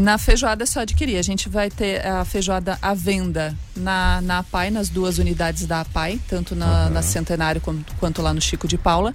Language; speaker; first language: Portuguese; native; Portuguese